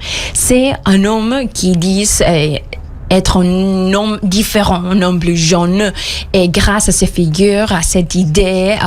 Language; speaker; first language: French; non-native, fluent; Spanish